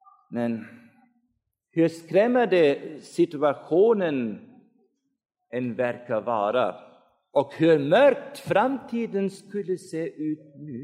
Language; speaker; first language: Swedish; non-native, fluent; German